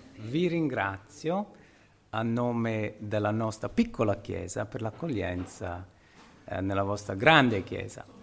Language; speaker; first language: Italian; non-native, fluent; English